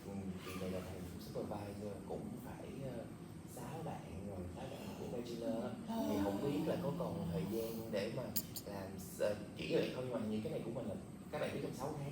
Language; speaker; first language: Vietnamese; native; Vietnamese